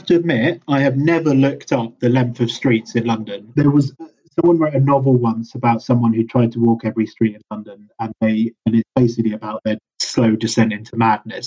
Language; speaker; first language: English; native; English